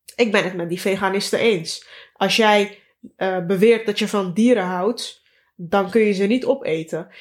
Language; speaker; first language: Dutch; early bilingual, other home language; Turkish